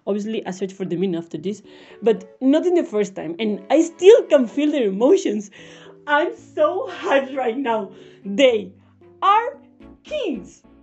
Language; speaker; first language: English; non-native, fluent; Spanish